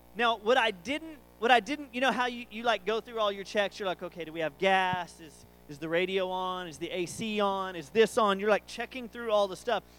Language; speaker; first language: English; native; English